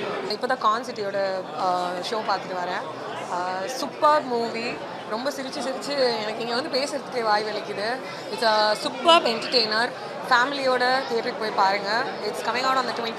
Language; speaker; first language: Tamil; native; Tamil